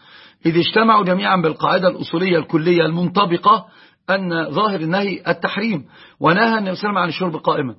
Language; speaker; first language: Arabic; native; Arabic